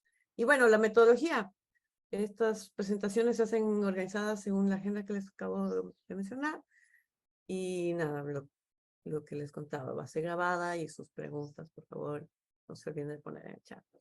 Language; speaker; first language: Spanish; native; Spanish